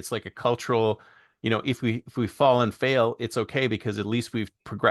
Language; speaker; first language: English; native; English